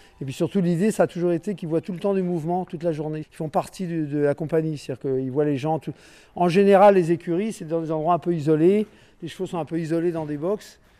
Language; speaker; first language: French; native; French